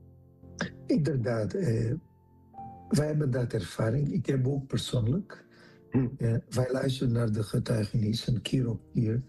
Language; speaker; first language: Dutch; non-native, fluent; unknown